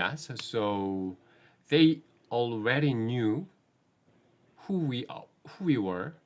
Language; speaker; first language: English; non-native, learner; Korean